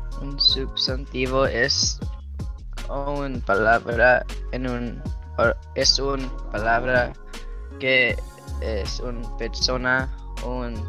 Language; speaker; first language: Spanish; early bilingual, heritage; Spanish